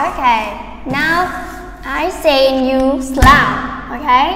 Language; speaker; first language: English; non-native, fluent; Vietnamese